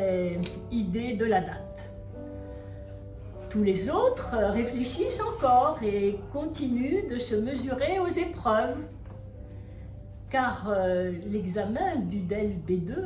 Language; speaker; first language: French; native; French